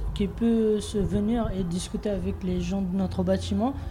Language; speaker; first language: French; non-native, fluent; Bangla